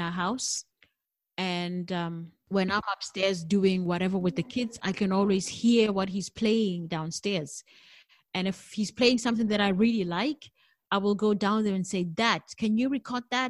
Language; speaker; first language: English; non-native, local second language; Northern Sotho